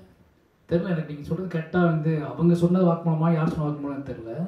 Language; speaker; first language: Tamil; native; Tamil